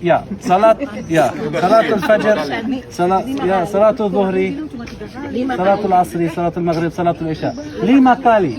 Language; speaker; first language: Indonesian; non-native, fluent; Arabic